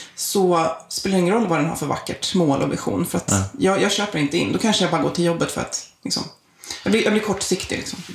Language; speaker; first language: Swedish; native; Swedish